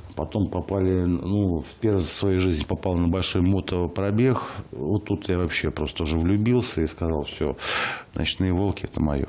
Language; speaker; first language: Russian; native; Russian